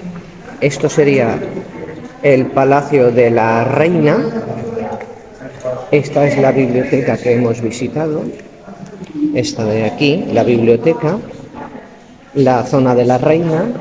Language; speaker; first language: Spanish; native; Spanish